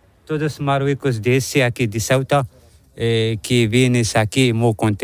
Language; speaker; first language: Spanish; non-native, learner; Arabic